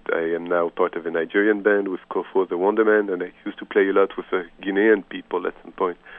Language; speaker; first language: English; non-native, fluent; French